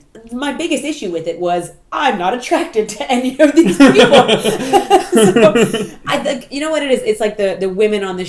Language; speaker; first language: English; native; English